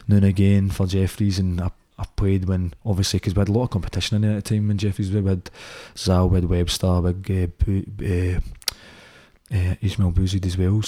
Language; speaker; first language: English; native; English